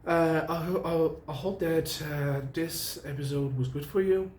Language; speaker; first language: English; non-native, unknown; Persian